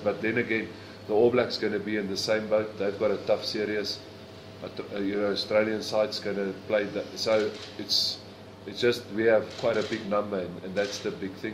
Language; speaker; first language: English; non-native, local second language; Afrikaans